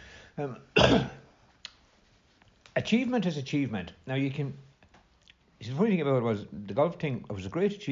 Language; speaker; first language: English; native; English